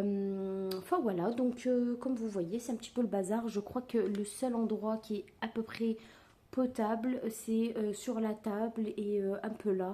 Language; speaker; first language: French; native; French